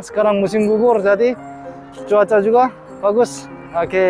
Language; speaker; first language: Indonesian; non-native, fluent; Korean